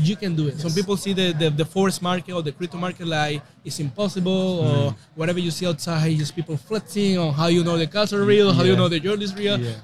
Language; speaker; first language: English; non-native, fluent; Spanish